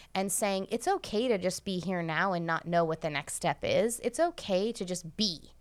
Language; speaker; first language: English; native; English